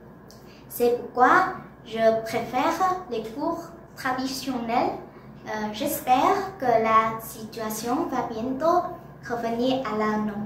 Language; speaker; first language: French; non-native, learner; Vietnamese